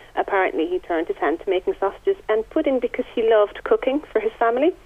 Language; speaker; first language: English; native; English